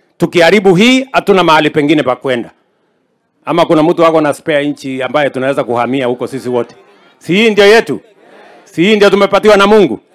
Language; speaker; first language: Swahili; non-native, local second language; Kalenjin